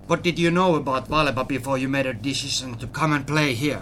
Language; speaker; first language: English; non-native, fluent; Finnish